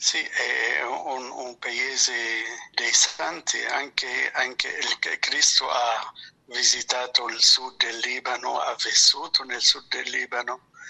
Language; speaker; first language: Italian; non-native, fluent; Arabic